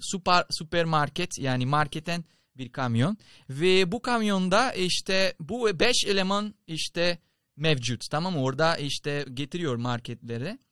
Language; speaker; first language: Turkish; non-native, fluent; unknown